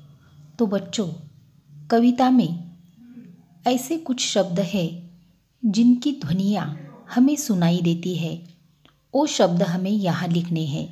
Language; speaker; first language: Hindi; non-native, local second language; Marathi